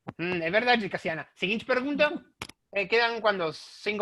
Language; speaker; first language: Portuguese; non-native, fluent; Spanish